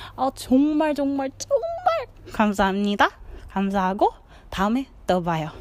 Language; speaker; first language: Korean; non-native, fluent; English